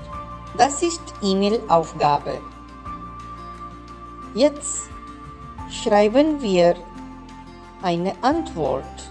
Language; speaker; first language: German; non-native, learner; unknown